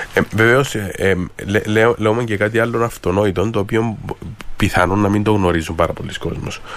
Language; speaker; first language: Greek; native; Greek